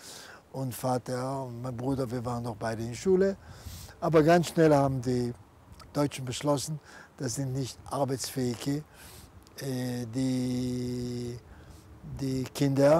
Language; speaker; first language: German; non-native, fluent; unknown